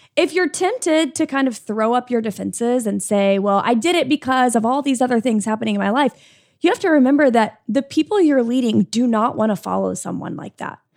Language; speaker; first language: English; native; English